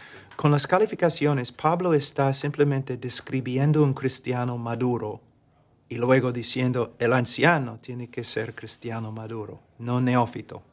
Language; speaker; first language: Spanish; non-native, fluent; English